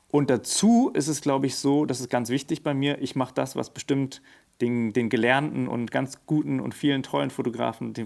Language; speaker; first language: German; native; German